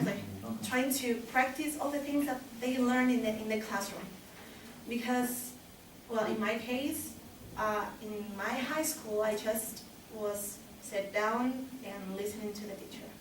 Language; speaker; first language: English; non-native, fluent; Spanish